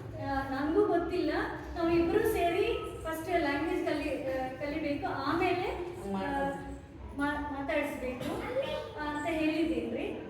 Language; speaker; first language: Kannada; non-native, learner; Telugu